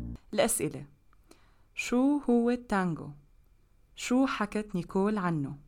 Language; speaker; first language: Arabic; native; Arabic